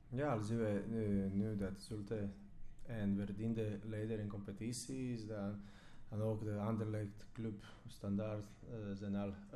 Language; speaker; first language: Dutch; non-native, fluent; Croatian